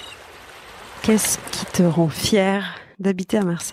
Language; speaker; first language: French; native; French